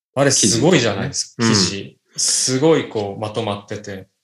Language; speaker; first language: Japanese; native; Japanese